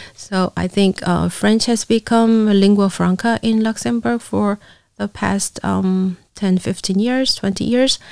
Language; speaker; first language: English; non-native, fluent; Korean